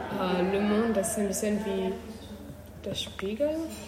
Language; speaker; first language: German; non-native, learner; French